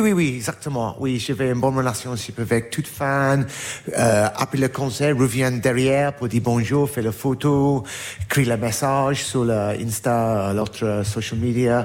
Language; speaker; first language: French; non-native, learner; English